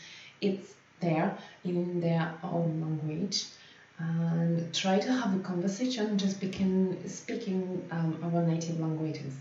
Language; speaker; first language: English; non-native, fluent; French